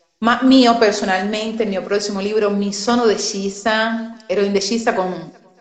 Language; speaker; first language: Italian; non-native, fluent; Spanish